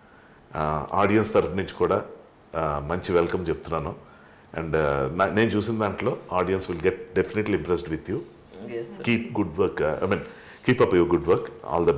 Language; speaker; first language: Telugu; native; Telugu